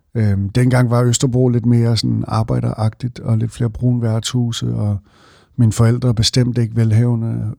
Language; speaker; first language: Danish; native; Danish